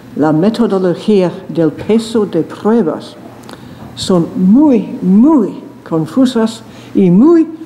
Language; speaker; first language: Spanish; non-native, learner; English